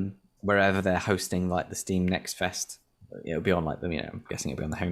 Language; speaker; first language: English; native; English